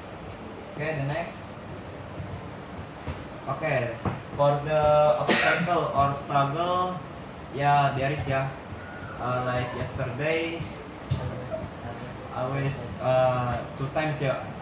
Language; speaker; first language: English; non-native, learner; Indonesian